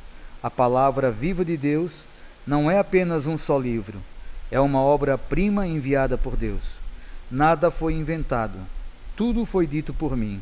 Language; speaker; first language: Portuguese; native; Portuguese